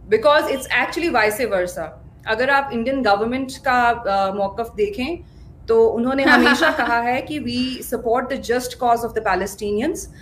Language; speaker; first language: Hindi; native; Hindi